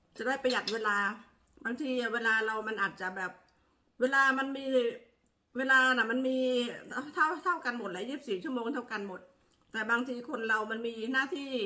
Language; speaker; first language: Thai; native; Thai